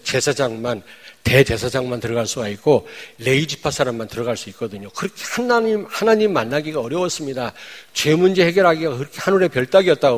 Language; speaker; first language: Korean; native; Korean